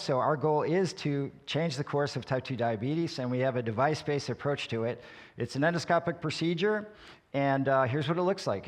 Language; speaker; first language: English; native; English